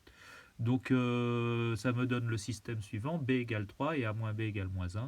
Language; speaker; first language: French; native; French